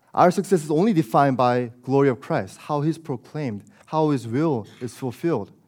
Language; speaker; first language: English; early bilingual, other home language; Korean